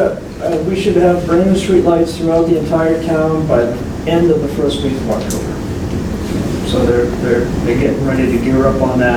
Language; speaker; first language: English; native; English